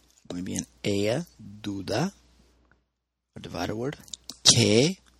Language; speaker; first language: Spanish; non-native, fluent; English